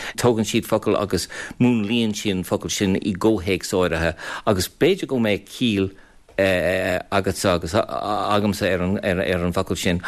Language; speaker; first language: Irish; non-native, fluent; English